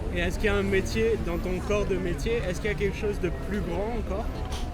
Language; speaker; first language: French; native; French